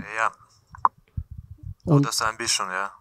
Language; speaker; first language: German; non-native, learner; Russian